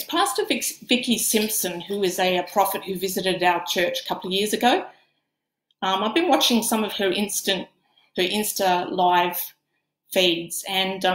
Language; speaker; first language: English; native; English